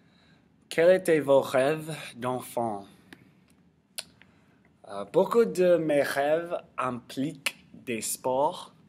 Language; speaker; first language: French; non-native, learner; English